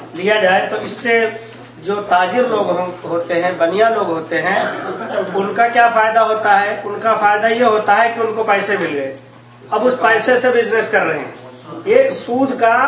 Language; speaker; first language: Urdu; native; Urdu